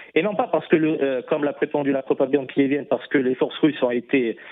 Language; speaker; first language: French; non-native, fluent; Russian